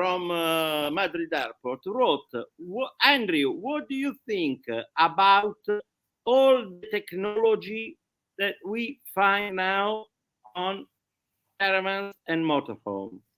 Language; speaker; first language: English; non-native, learner; Italian